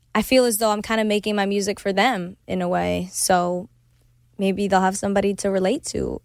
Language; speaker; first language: English; early bilingual, other home language; Spanish